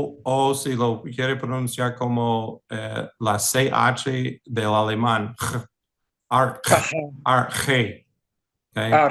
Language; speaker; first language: Spanish; non-native, fluent; English